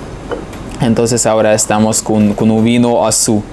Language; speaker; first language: Spanish; non-native, fluent; Hungarian